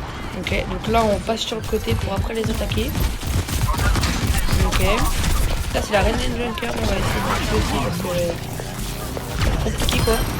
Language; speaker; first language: French; native; French